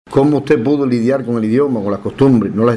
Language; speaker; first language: Spanish; native; Spanish